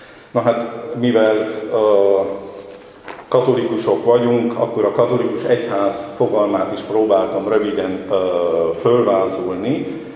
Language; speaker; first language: Hungarian; native; Hungarian